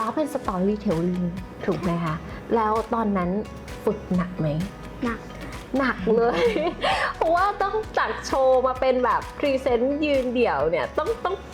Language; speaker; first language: Thai; native; Thai